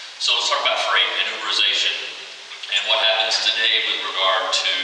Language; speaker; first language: English; native; English